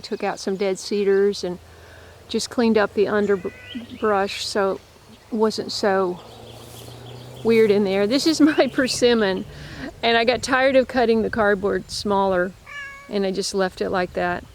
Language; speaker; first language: English; native; English